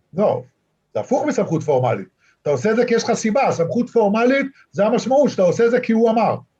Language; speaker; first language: Hebrew; native; Hebrew